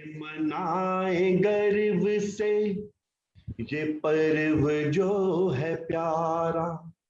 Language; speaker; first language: Hindi; native; Hindi